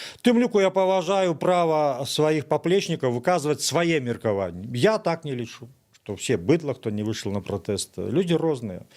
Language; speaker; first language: Belarusian; native; Belarusian